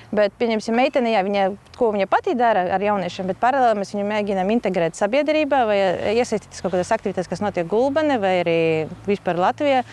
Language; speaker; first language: Latvian; native; Latvian